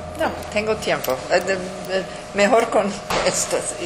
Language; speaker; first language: Spanish; early bilingual, heritage; English